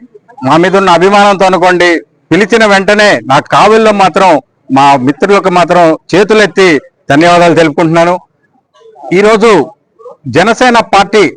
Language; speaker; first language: Telugu; native; Telugu